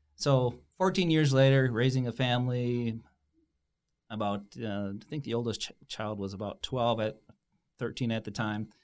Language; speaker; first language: English; native; English